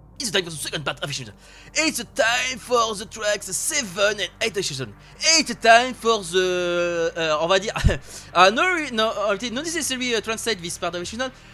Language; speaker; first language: English; non-native, learner; French